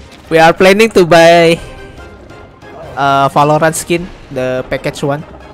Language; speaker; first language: English; non-native, learner; Indonesian